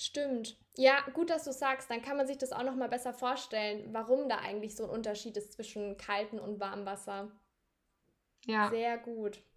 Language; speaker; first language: German; native; German